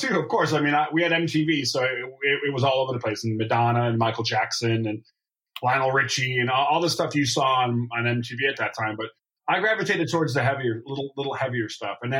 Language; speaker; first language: English; native; English